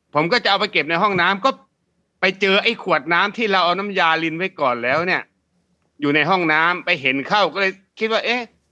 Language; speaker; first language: Thai; native; Thai